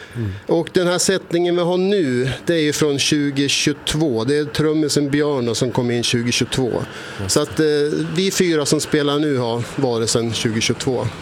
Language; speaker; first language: Swedish; native; Swedish